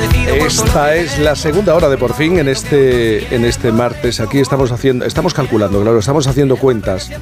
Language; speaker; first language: Spanish; native; Spanish